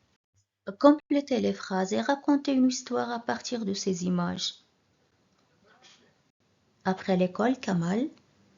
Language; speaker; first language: French; non-native, local second language; Arabic